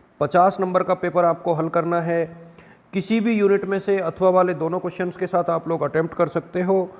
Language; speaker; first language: Hindi; native; Hindi